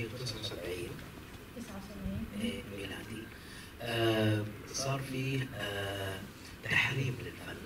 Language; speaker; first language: Arabic; native; Arabic